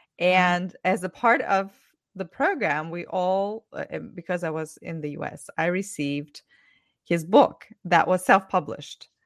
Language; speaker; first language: English; non-native, fluent; Ukrainian